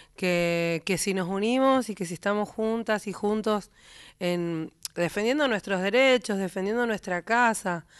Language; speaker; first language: Spanish; native; Spanish